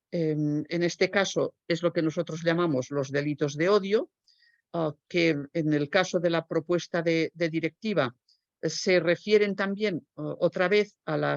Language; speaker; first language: Spanish; native; Spanish